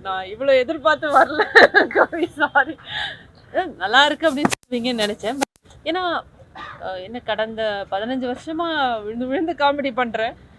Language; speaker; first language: Tamil; native; Tamil